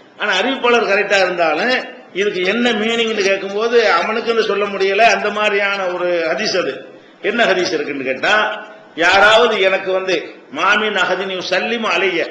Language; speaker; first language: Tamil; native; Tamil